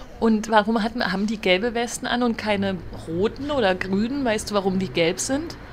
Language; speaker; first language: German; native; German